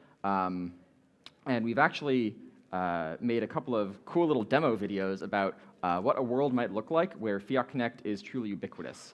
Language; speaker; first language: English; native; English